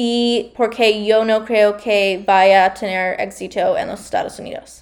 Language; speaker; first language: Spanish; non-native, learner; English